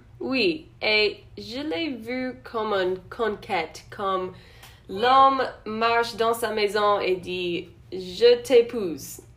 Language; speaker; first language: French; non-native, learner; English